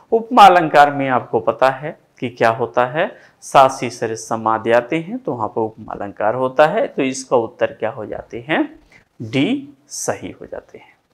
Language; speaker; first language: Hindi; native; Hindi